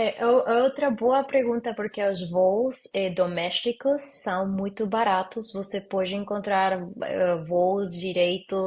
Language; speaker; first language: Portuguese; non-native, learner; Spanish